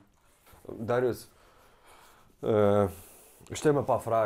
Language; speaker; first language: German; native; German